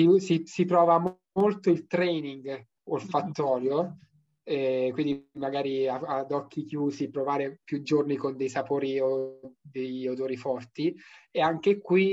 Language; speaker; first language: Italian; native; Italian